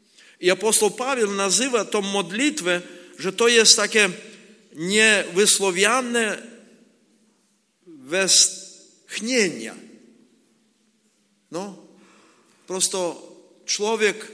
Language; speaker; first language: Polish; non-native, learner; Ukrainian